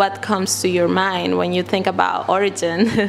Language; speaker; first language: English; non-native, fluent; Spanish